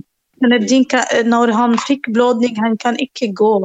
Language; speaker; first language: Norwegian; non-native, learner; Arabic